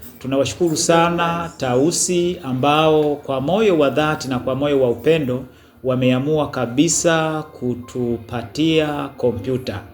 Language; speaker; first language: Swahili; native; Swahili